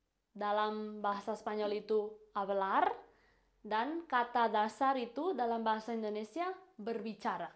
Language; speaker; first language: Indonesian; non-native, fluent; Spanish